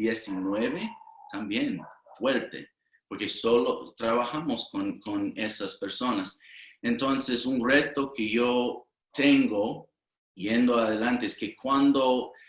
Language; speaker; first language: Spanish; non-native, fluent; English